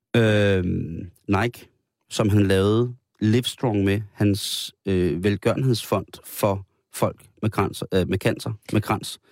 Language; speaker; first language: Danish; native; Danish